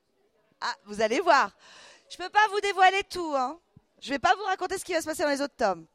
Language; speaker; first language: French; native; French